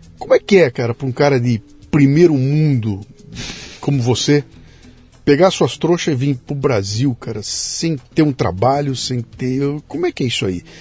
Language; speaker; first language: Portuguese; native; Portuguese